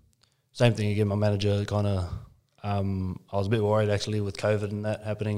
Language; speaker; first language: English; native; English